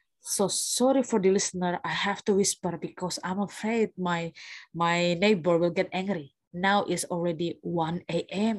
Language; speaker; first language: English; non-native, fluent; Indonesian